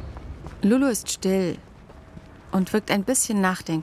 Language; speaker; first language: German; native; German